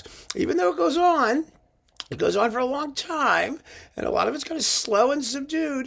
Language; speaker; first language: English; native; English